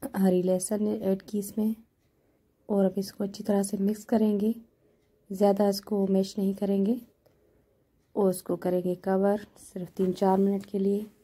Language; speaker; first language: Urdu; non-native, local second language; Sindhi